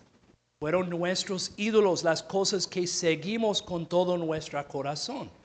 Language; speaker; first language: Spanish; non-native, fluent; English